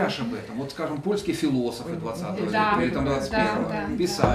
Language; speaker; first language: Russian; native; Russian